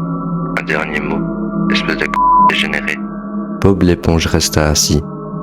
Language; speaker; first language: French; native; French